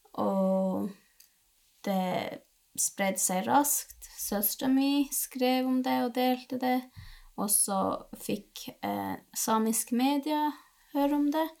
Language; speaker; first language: Norwegian; non-native, local second language; Northern Sami